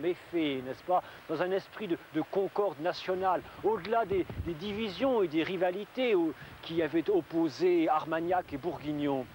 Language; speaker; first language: French; native; French